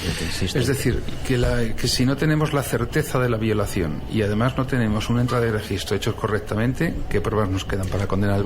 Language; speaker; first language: Spanish; native; Spanish